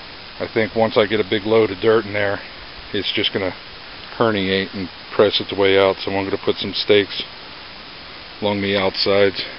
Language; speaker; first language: English; native; English